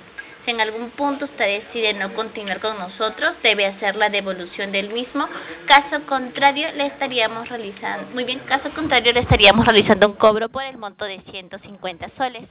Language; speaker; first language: Spanish; native; Spanish